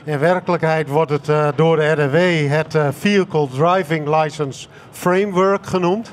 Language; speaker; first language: Dutch; native; Dutch